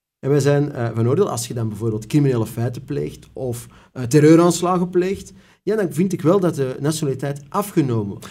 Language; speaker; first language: Dutch; native; Dutch